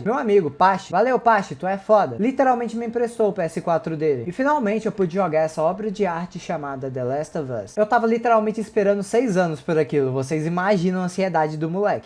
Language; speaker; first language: Portuguese; native; Portuguese